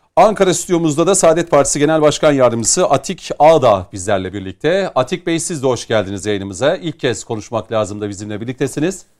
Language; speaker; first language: Turkish; native; Turkish